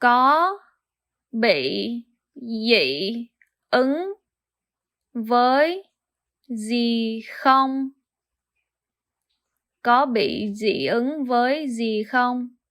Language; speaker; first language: Vietnamese; early bilingual, heritage; Vietnamese